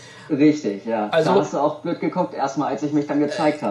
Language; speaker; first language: German; native; German